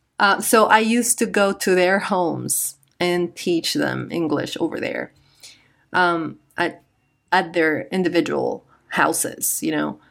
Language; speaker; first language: English; non-native, fluent; Spanish